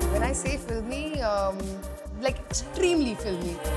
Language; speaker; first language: English; non-native, local second language; Hindi